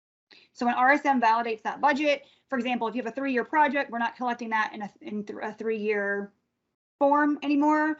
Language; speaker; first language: English; native; English